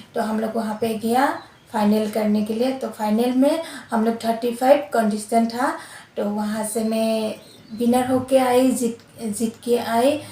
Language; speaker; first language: Hindi; non-native, local second language; Assamese